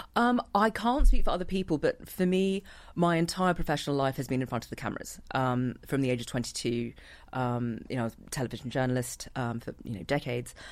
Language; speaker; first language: English; native; English